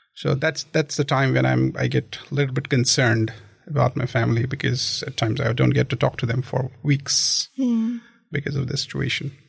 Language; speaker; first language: English; non-native, local second language; Kashmiri